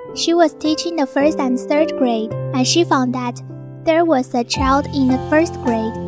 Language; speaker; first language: English; non-native, learner; Chinese